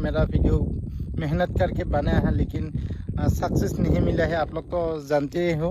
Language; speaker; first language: Hindi; non-native, learner; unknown